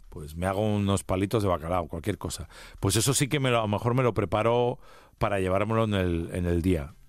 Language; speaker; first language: Spanish; early bilingual, heritage; Spanish